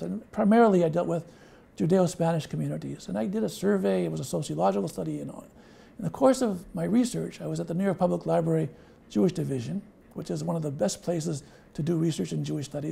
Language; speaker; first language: English; native; English